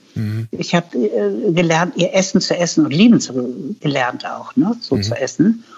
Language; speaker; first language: German; native; German